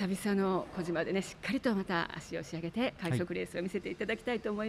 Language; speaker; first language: Japanese; native; Japanese